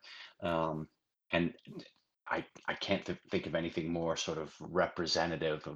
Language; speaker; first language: English; native; English